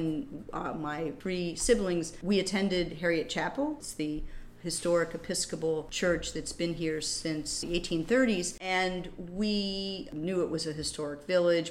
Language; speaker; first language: English; native; English